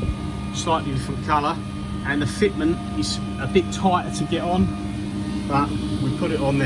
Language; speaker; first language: English; native; English